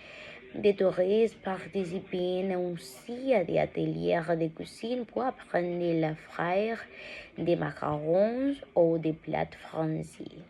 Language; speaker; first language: French; non-native, learner; Spanish